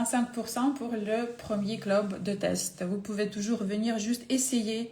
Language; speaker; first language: French; non-native, fluent; Ukrainian